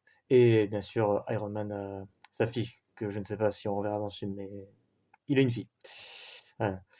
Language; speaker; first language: French; native; French